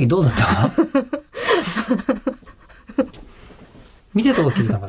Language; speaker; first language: Japanese; native; Japanese